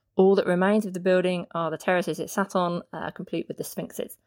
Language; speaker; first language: English; native; English